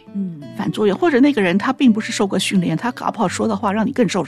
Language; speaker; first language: Chinese; native; Chinese